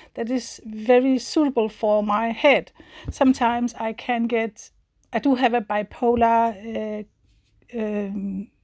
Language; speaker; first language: English; non-native, fluent; Danish